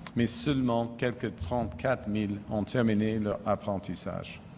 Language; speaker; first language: French; non-native, fluent; English